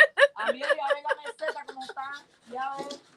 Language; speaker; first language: Spanish; native; Spanish